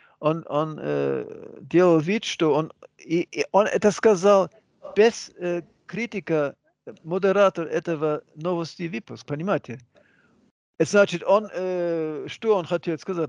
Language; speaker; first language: Russian; non-native, fluent; German